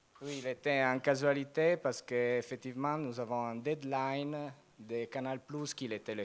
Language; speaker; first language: French; non-native, learner; Italian